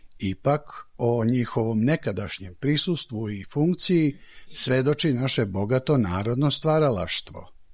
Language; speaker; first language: Serbian; native; Serbian